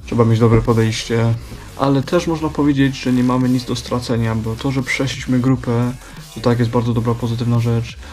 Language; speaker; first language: Polish; early bilingual, heritage; Polish